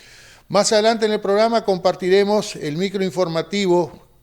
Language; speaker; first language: Spanish; native; Spanish